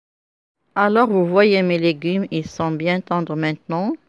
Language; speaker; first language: French; non-native, local second language; Arabic